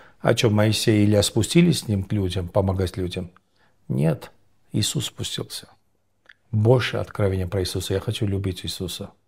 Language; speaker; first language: Russian; non-native, local second language; Georgian